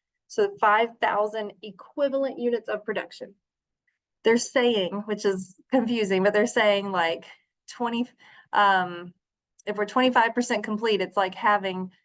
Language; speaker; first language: English; native; English